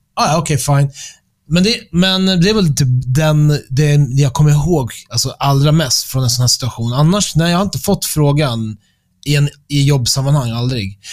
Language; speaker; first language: Swedish; early bilingual, other home language; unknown